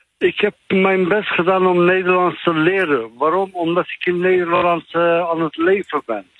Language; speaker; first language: Dutch; non-native, fluent; Turkish